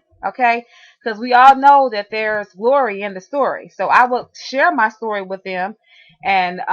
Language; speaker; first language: English; native; English